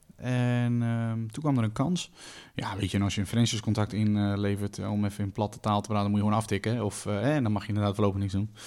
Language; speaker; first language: Dutch; native; Dutch